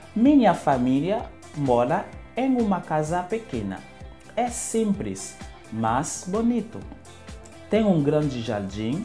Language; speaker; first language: Portuguese; non-native, fluent; Haitian Creole